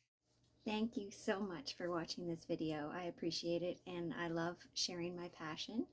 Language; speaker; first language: English; native; English